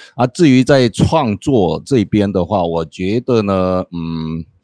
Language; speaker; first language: Chinese; native; Chinese